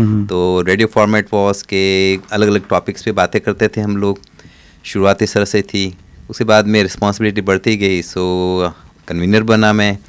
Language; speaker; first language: Hindi; non-native, local second language; Punjabi